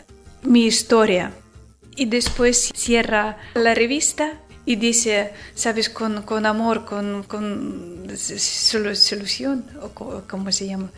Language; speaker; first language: Spanish; non-native, learner; Ukrainian